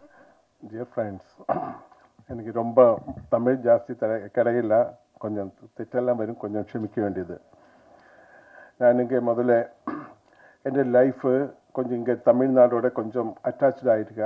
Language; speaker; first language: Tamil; non-native, learner; Malayalam